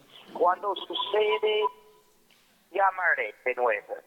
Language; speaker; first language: Spanish; non-native, fluent; English